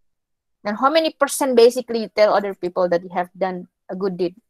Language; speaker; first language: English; non-native, fluent; Indonesian